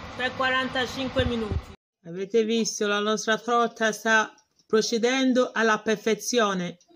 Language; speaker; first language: Italian; non-native, learner; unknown